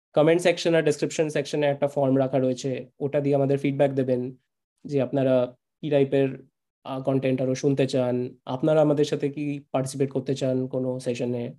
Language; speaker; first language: Bangla; native; Bangla